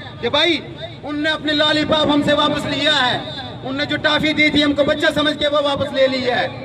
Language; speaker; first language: Urdu; non-native, local second language; Pahari-Potwari